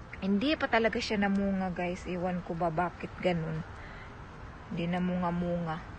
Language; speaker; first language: Filipino; non-native, local second language; Cebuano